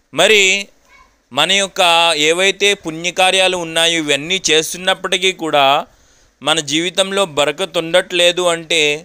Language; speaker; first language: Telugu; non-native, local second language; Urdu